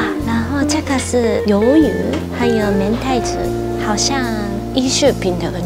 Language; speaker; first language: Chinese; non-native, fluent; Japanese